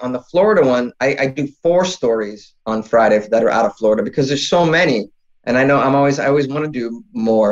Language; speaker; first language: English; native; English